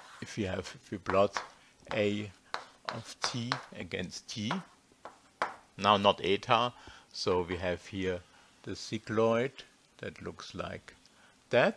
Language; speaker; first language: English; non-native, fluent; German